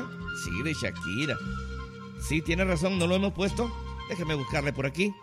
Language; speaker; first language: Spanish; native; Spanish